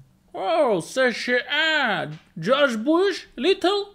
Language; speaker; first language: English; non-native, learner; Russian